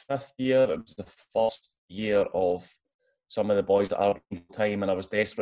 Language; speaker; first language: English; native; English